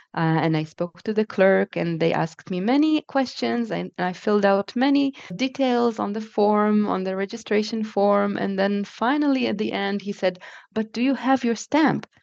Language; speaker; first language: English; non-native, fluent; Hebrew